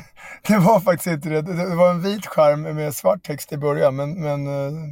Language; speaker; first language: Swedish; native; Swedish